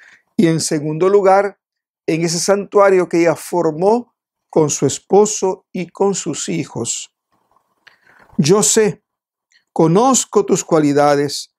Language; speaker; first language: Spanish; native; Spanish